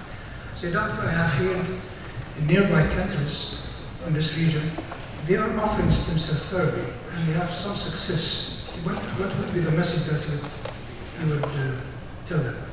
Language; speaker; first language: English; non-native, fluent; Arabic